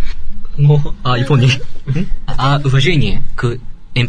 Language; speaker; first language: Russian; non-native, learner; Japanese